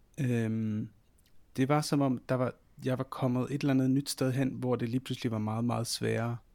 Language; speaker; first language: Danish; native; Danish